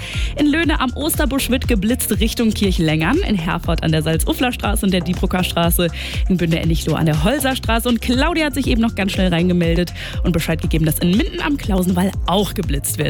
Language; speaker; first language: German; native; German